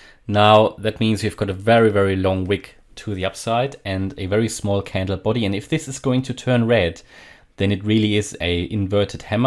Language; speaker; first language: English; non-native, fluent; German